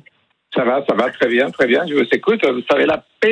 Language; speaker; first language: French; non-native, fluent; Spanish